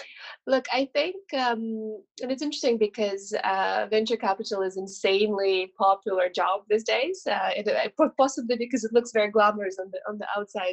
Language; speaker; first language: English; non-native, fluent; French